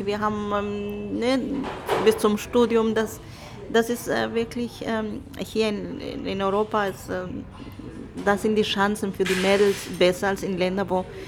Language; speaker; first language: German; non-native, fluent; Spanish